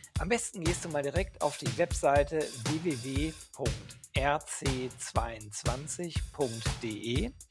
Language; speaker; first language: German; native; German